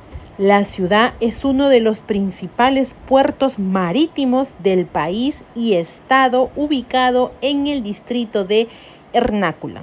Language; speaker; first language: Spanish; native; Spanish